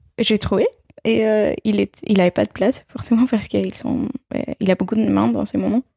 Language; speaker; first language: French; non-native, fluent; Spanish